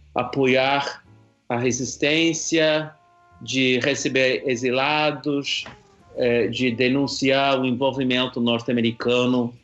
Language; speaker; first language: Portuguese; non-native, fluent; English